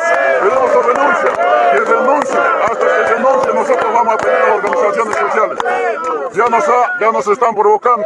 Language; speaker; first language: Spanish; native; Spanish